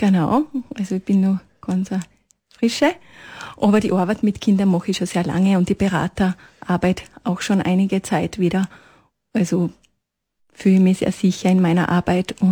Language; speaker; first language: German; native; German